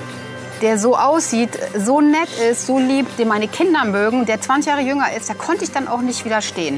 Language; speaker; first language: German; native; German